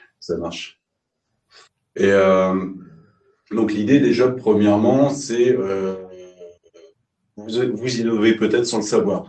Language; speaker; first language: French; native; French